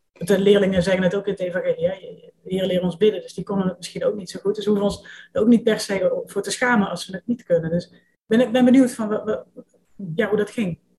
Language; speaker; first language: Dutch; native; Dutch